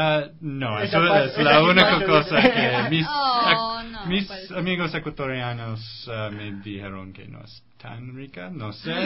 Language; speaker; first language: Spanish; non-native, fluent; English